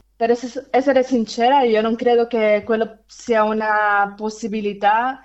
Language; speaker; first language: Italian; non-native, fluent; Spanish